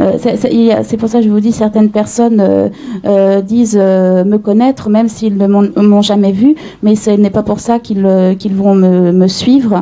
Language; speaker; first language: French; native; French